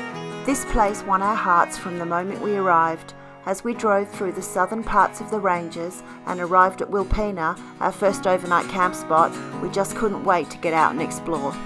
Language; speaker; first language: English; native; English